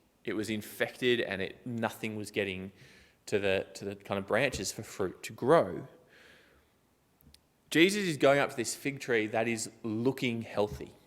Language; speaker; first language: English; native; English